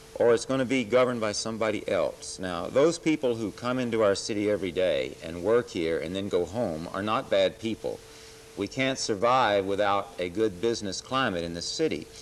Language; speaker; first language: English; native; English